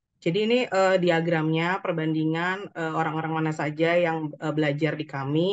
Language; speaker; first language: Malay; non-native, fluent; Japanese